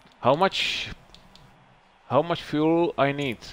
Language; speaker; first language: English; non-native, learner; Czech